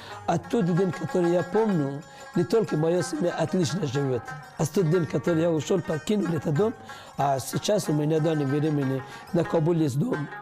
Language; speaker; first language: Russian; non-native, learner; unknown